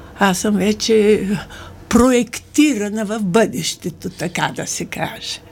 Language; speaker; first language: Bulgarian; native; Bulgarian